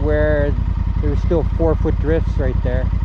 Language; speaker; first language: English; native; English